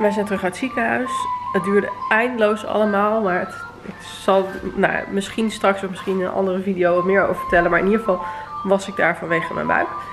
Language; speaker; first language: Dutch; native; Dutch